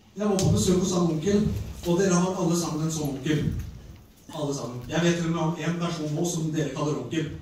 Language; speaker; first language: Norwegian; early bilingual, other home language; Albanian